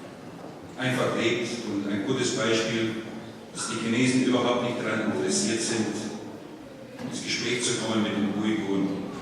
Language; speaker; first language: German; non-native, fluent; English